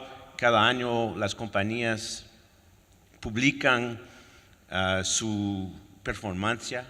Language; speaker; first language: Spanish; non-native, fluent; French